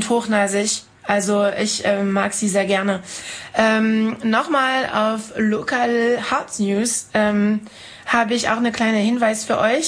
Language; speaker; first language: German; non-native, fluent; French